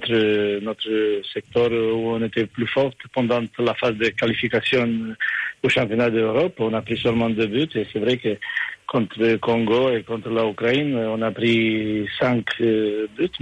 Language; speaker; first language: French; non-native, fluent; Romanian